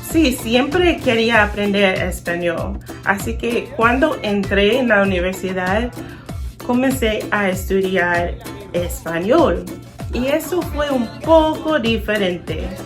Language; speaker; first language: Spanish; non-native, learner; English